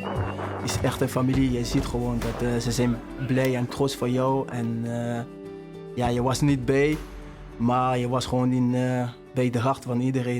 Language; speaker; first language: Dutch; non-native, learner; French